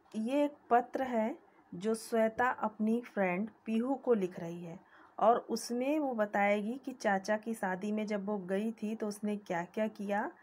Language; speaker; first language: Hindi; native; Hindi